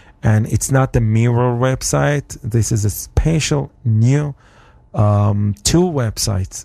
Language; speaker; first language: English; non-native, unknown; Hebrew